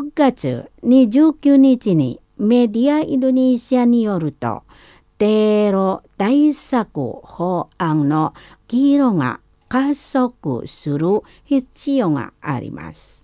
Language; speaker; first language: Japanese; non-native, learner; Indonesian